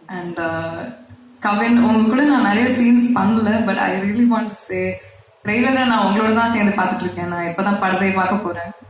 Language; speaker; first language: Tamil; native; Tamil